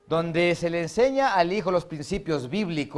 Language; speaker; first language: Spanish; native; Spanish